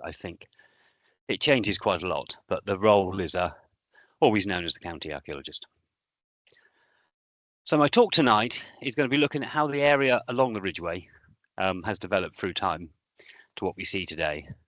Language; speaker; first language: English; native; English